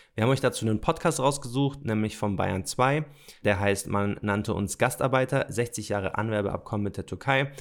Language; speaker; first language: German; native; German